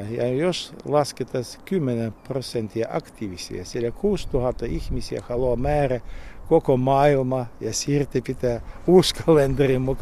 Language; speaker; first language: Finnish; non-native, learner; Russian